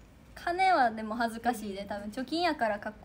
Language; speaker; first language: Japanese; native; Japanese